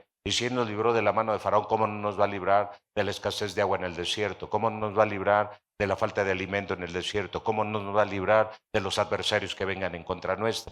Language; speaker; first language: Spanish; native; Spanish